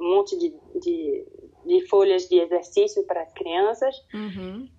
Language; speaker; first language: Portuguese; non-native, fluent; French